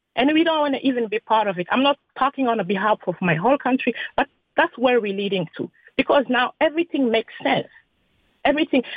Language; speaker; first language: English; non-native, fluent; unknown